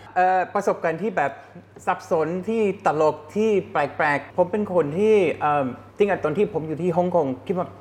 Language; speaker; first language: Thai; non-native, fluent; German